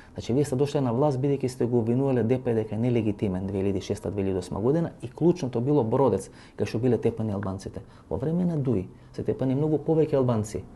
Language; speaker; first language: Macedonian; non-native, local second language; Albanian